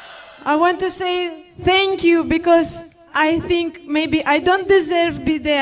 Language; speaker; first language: English; non-native, learner; Russian